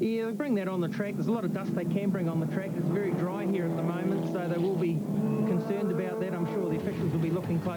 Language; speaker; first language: English; native; English